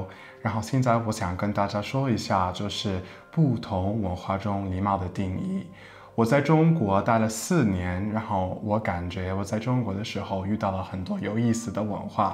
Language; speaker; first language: Chinese; non-native, fluent; English